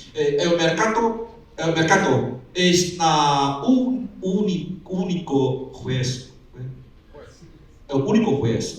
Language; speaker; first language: Spanish; non-native, learner; Chinese